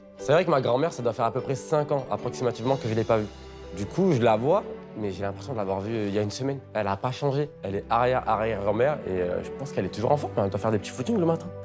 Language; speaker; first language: French; early bilingual, other home language; Portuguese